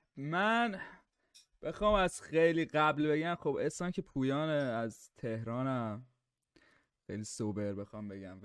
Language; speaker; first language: Persian; native; Persian